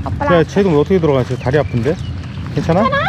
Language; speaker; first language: Korean; native; Korean